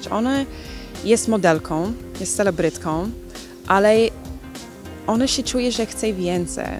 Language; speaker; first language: Polish; non-native, learner; English